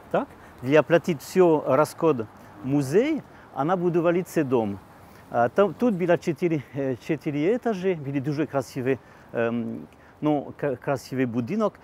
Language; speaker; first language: Ukrainian; non-native, learner; French